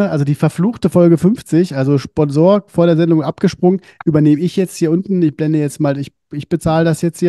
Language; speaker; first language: German; native; German